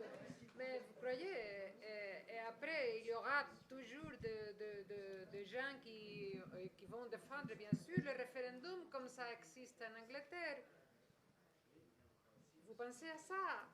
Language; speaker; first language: French; non-native, fluent; Spanish